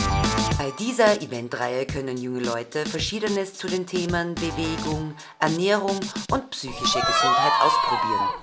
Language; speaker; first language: German; native; German